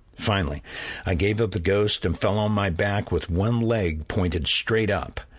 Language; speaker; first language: English; native; English